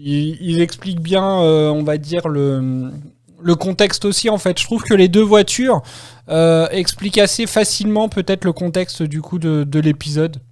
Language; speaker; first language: French; native; French